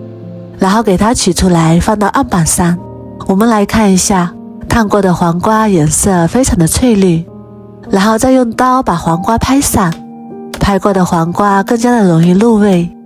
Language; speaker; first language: Chinese; native; Chinese